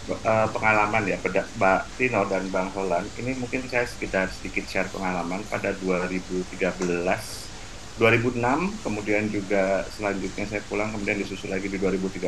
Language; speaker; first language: Indonesian; native; Indonesian